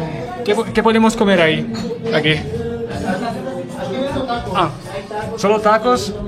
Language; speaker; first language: Spanish; non-native, learner; French